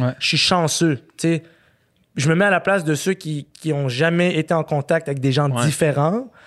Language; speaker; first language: French; early bilingual, other home language; Arabic